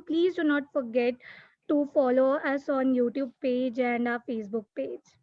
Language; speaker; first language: English; non-native, local second language; Hindi